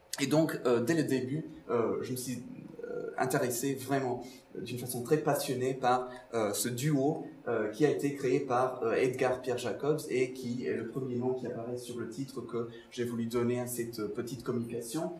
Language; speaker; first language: French; non-native, fluent; Portuguese